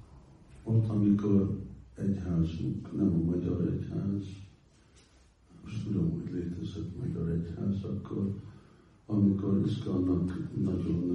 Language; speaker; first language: Hungarian; non-native, learner; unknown